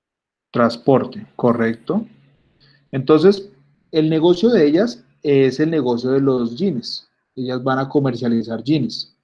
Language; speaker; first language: Spanish; native; Spanish